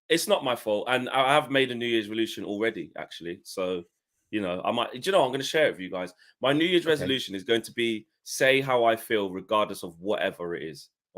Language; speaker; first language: English; native; English